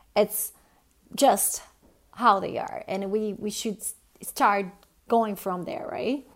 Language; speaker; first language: English; non-native, fluent; Portuguese